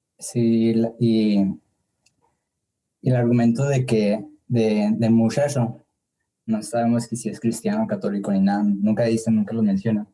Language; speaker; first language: Spanish; early bilingual, heritage; English